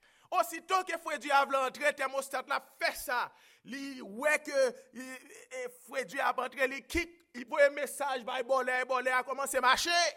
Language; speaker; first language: French; native; French